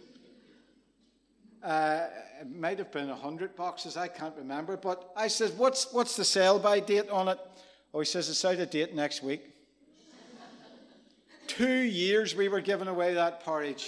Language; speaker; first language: English; native; English